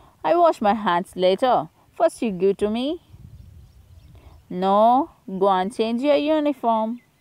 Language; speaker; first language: English; non-native, local second language; Tamil